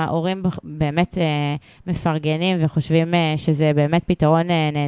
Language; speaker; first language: Hebrew; native; Hebrew